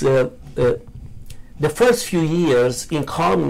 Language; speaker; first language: English; non-native, learner; Romanian